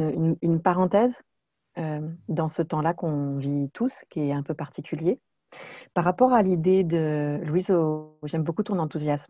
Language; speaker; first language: French; native; French